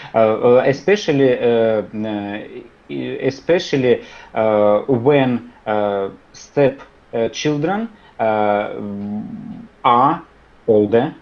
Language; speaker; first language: English; non-native, learner; Russian